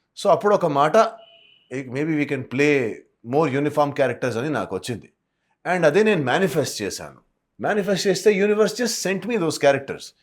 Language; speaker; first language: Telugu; non-native, local second language; Hindi